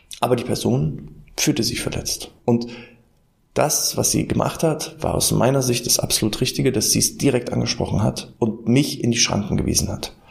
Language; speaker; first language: German; native; German